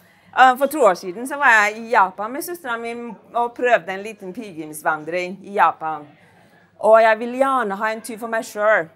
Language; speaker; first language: Norwegian; non-native, fluent; Chinese